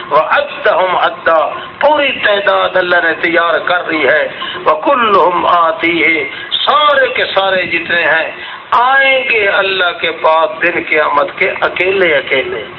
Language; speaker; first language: Urdu; non-native, local second language; Saraiki